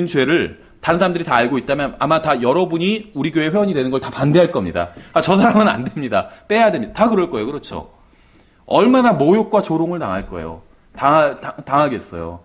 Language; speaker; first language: Korean; native; Korean